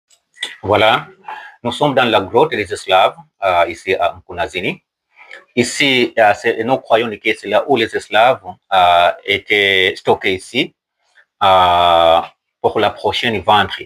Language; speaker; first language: French; non-native, learner; Swahili